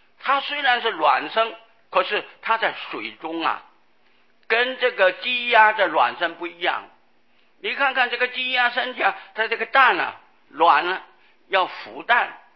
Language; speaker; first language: Chinese; non-native, local second language; Hakka Chinese